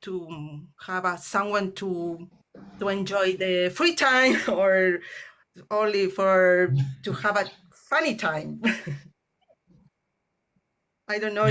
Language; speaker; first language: English; non-native, learner; Spanish